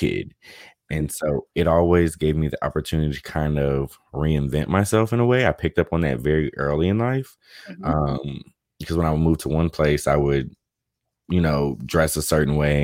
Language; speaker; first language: English; native; English